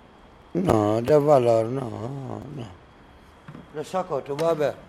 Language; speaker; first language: Spanish; non-native, learner; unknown